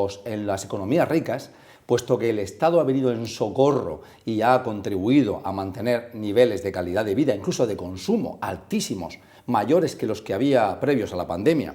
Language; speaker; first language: Spanish; native; Spanish